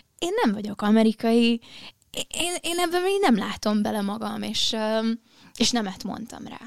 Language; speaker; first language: Hungarian; early bilingual, heritage; Hungarian